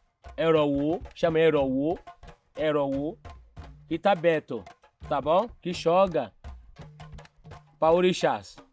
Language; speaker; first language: Portuguese; non-native, learner; Yoruba